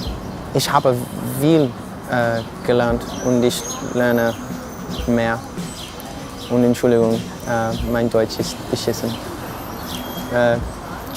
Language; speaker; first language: German; non-native, learner; English